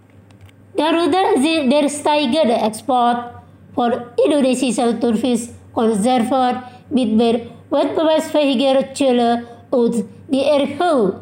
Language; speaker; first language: German; non-native, learner; Indonesian